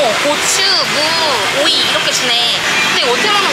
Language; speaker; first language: Korean; native; Korean